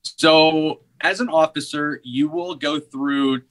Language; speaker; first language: English; native; English